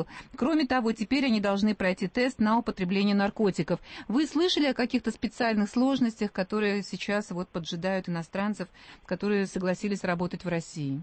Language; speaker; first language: Russian; native; Russian